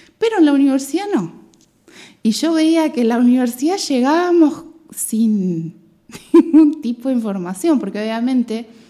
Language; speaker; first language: Spanish; native; Spanish